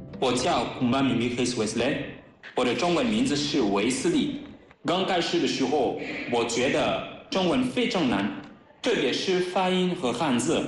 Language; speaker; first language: Chinese; non-native, learner; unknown